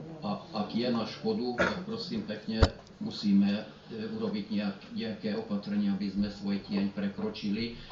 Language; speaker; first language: Slovak; early bilingual, heritage; Slovak